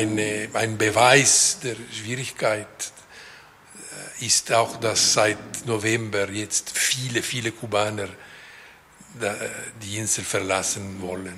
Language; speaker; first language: German; non-native, local second language; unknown